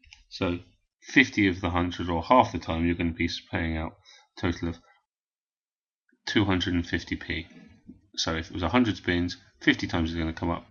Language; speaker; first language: English; native; English